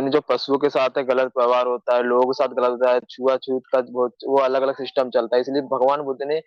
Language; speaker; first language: Hindi; native; Hindi